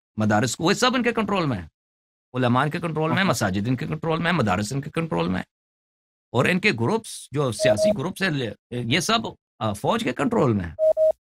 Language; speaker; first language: Urdu; native; Urdu